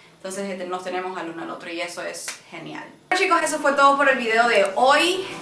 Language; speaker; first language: Spanish; native; Spanish